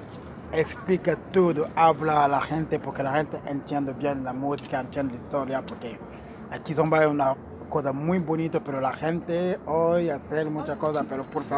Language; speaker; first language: Spanish; non-native, learner; Portuguese